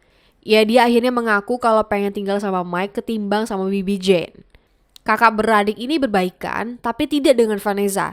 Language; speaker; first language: Indonesian; native; Indonesian